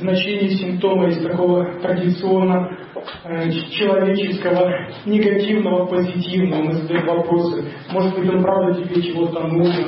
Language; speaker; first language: Russian; native; Russian